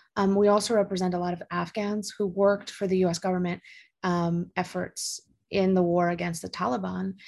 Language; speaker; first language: English; early bilingual, other home language; Spanish